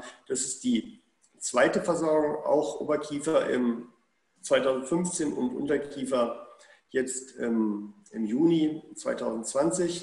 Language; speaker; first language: German; native; German